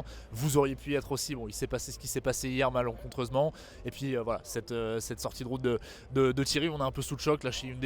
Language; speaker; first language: French; native; French